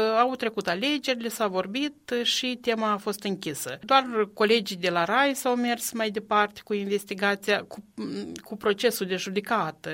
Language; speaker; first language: Romanian; native; Romanian